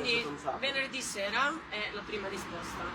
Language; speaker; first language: Italian; native; Italian